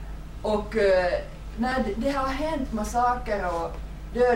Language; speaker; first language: Swedish; non-native, fluent; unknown